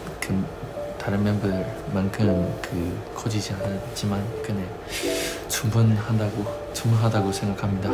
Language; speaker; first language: Korean; non-native, fluent; Chinese